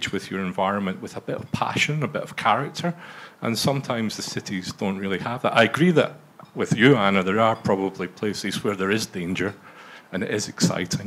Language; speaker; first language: English; native; English